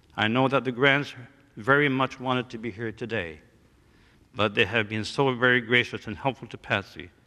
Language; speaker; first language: English; early bilingual, other home language; French